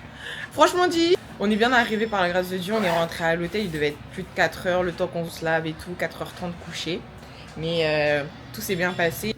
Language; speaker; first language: French; native; French